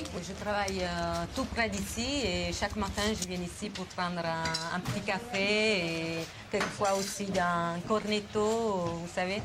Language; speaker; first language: French; non-native, fluent; Italian